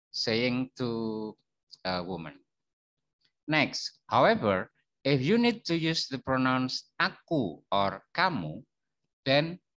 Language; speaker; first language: English; non-native, fluent; Indonesian